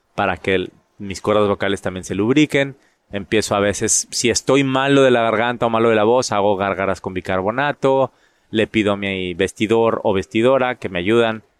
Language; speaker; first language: Spanish; native; Spanish